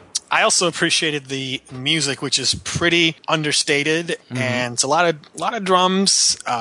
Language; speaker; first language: English; native; English